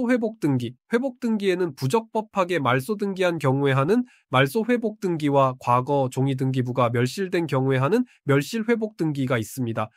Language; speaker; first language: Korean; native; Korean